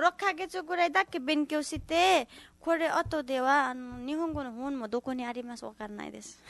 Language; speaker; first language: Japanese; non-native, learner; Nepali